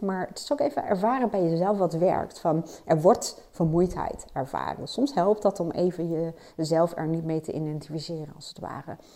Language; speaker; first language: Dutch; native; Dutch